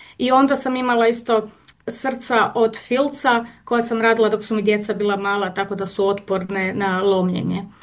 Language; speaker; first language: Croatian; native; Croatian